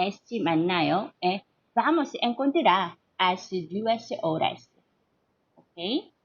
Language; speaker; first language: Portuguese; non-native, learner; Korean